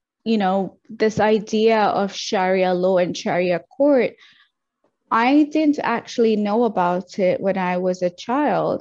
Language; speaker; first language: English; native; English